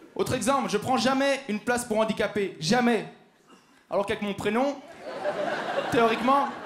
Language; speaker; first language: French; native; French